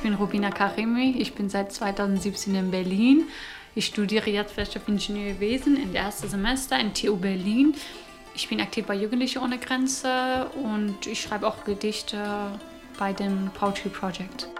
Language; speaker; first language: German; non-native, fluent; Persian